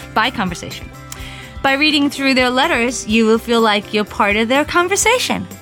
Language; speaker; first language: English; non-native, fluent; Japanese